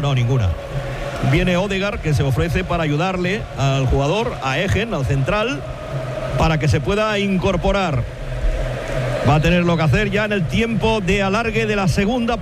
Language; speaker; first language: Spanish; native; Spanish